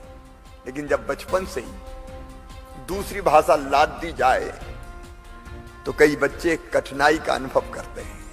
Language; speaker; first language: Hindi; native; Hindi